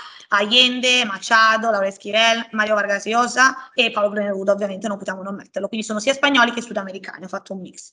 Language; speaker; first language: Italian; native; Italian